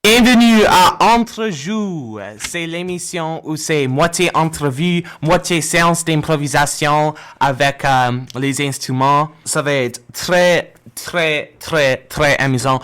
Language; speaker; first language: French; non-native, learner; English